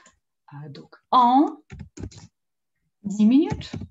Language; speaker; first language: French; non-native, fluent; Russian